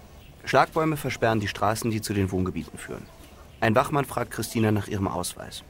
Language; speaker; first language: German; native; German